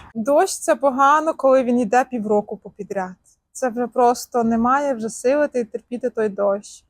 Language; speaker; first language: Ukrainian; native; Ukrainian